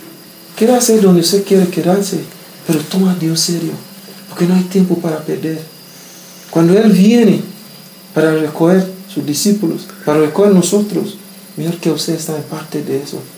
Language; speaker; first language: Spanish; non-native, learner; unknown